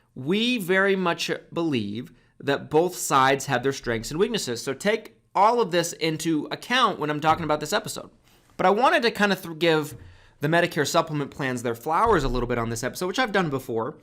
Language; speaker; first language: English; native; English